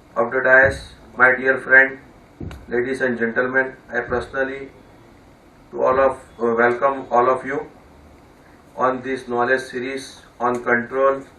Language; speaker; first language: English; non-native, local second language; Gujarati